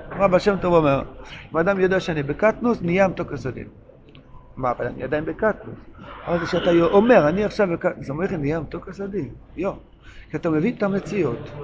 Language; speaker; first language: Hebrew; non-native, local second language; Yiddish